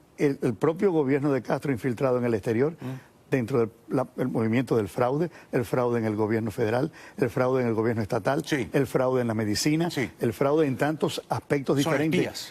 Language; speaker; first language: Spanish; native; Spanish